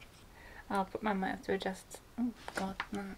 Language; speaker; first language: English; native; English